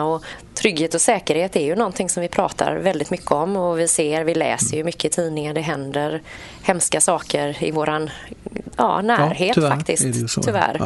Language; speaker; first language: Swedish; native; Swedish